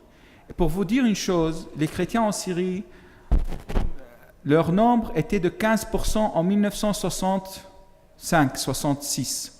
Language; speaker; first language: French; non-native, fluent; Arabic